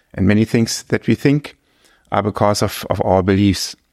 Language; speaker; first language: English; non-native, fluent; German